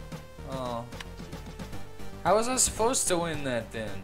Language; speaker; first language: English; native; English